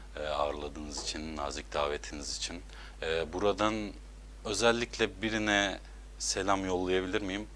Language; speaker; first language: Turkish; native; Turkish